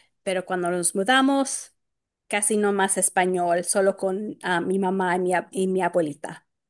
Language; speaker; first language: Spanish; early bilingual, heritage; Spanish